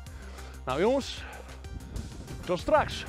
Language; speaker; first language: Dutch; native; Dutch